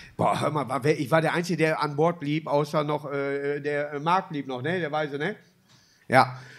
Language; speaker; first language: German; native; German